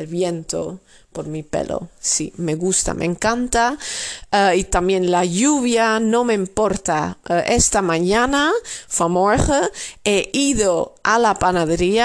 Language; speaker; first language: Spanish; non-native, fluent; Dutch